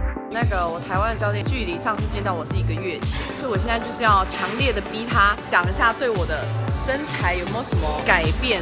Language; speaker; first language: Chinese; native; Chinese